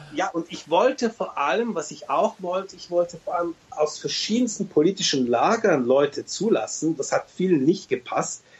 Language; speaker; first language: German; early bilingual, other home language; Turkish